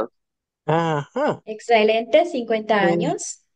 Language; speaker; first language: Spanish; non-native, learner; English